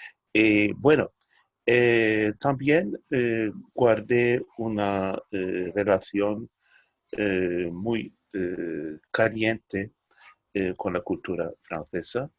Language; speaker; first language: Spanish; early bilingual, heritage; Turkish